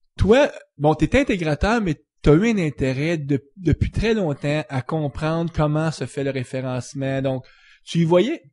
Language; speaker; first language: French; native; French